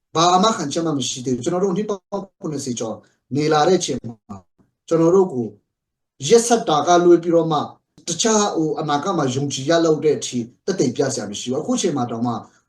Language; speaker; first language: Burmese; non-native, local second language; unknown